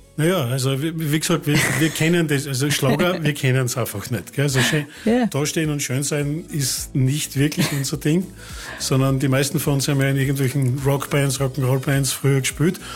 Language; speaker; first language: German; native; German